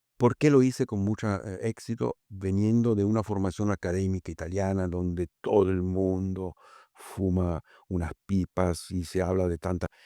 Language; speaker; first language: Spanish; early bilingual, other home language; Italian